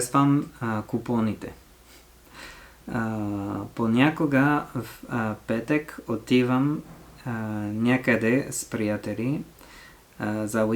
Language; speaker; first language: Bulgarian; non-native, learner; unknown